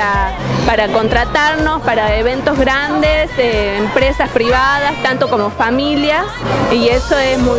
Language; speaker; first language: Spanish; native; Spanish